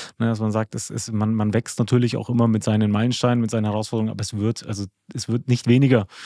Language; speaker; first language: German; early bilingual, other home language; Albanian